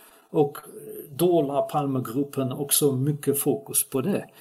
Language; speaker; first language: Swedish; non-native, fluent; Dutch